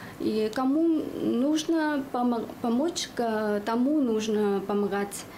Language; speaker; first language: Russian; non-native, fluent; Vietnamese